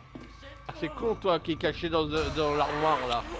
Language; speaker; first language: French; native; French